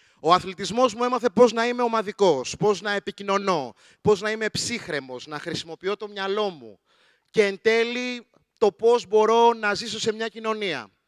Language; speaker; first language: Greek; early bilingual, other home language; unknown